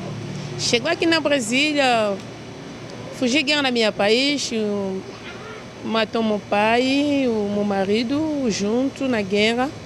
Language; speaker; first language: Portuguese; non-native, learner; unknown